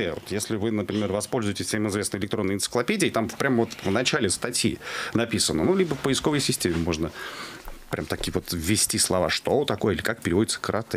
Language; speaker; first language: Russian; native; Russian